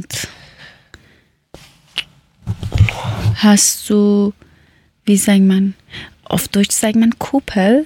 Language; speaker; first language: German; non-native, learner; Persian